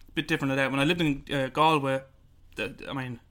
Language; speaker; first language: English; native; English